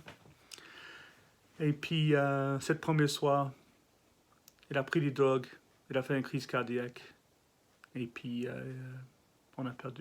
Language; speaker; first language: French; non-native, learner; English